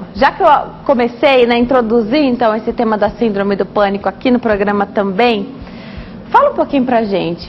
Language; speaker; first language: Portuguese; native; Portuguese